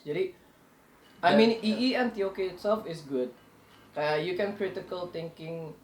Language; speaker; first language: English; non-native, local second language; Indonesian